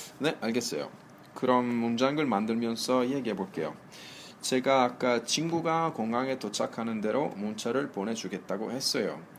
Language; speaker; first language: Korean; non-native, fluent; Italian